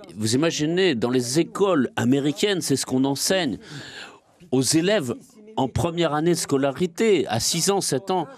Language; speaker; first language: French; non-native, fluent; Russian